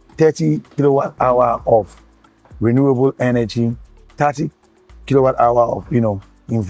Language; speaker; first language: English; non-native, local second language; Igbo